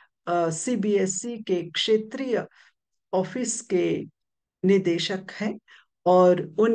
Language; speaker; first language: Hindi; non-native, local second language; Morisyen